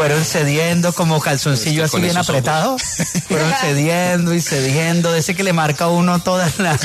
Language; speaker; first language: Spanish; native; Spanish